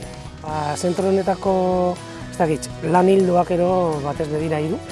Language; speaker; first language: Basque; native; Basque